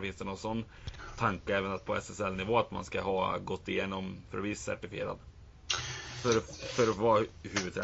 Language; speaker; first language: Swedish; native; Swedish